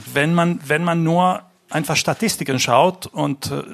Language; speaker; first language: German; non-native, fluent; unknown